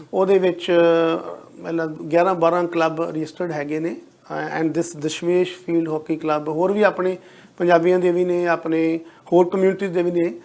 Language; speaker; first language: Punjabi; native; Punjabi